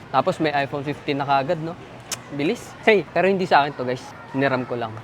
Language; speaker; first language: Filipino; native; Filipino